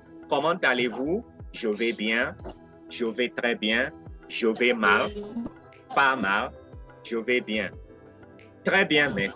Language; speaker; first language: French; non-native, fluent; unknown